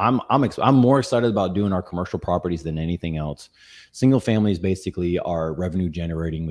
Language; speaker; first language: English; native; English